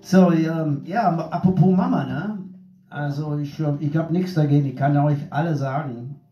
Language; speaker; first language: German; non-native, fluent; English